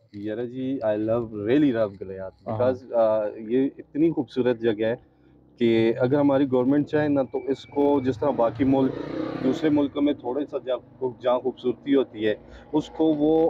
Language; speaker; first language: Urdu; native; Urdu